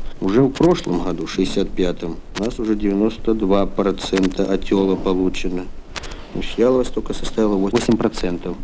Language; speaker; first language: Russian; native; Russian